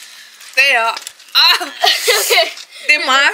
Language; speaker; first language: Danish; non-native, learner; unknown